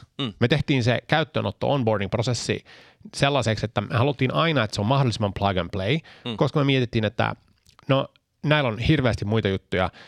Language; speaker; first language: Finnish; early bilingual, heritage; Finnish